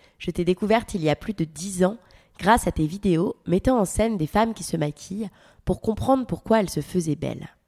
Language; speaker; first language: French; native; French